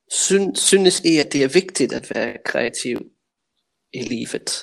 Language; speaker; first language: Danish; non-native, fluent; English